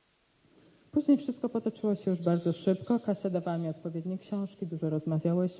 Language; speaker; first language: Polish; native; Polish